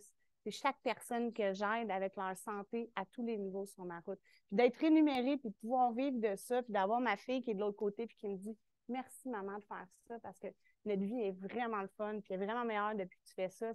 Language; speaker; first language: French; native; French